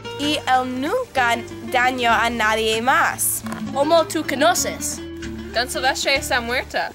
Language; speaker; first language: Spanish; non-native, learner; English